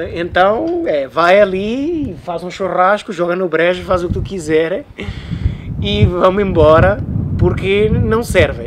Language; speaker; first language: Portuguese; native; Portuguese